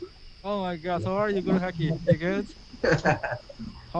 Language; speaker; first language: English; non-native, learner; Indonesian